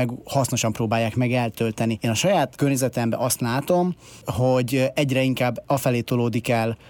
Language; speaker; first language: Hungarian; native; Hungarian